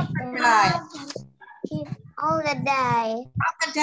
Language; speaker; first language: English; non-native, learner; Indonesian